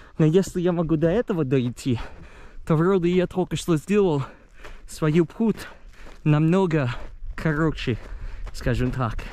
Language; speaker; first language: Russian; non-native, fluent; English